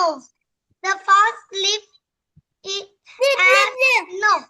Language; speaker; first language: English; non-native, learner; Vietnamese